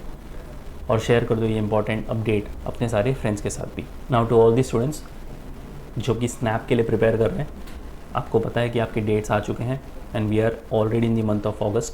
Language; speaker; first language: Hindi; native; Hindi